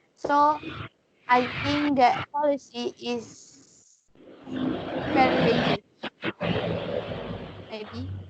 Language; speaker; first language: English; non-native, learner; Indonesian